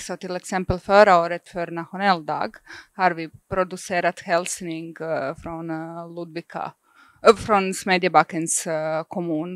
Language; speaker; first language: Swedish; non-native, fluent; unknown